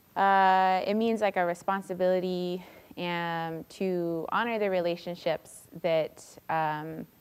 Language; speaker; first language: English; native; English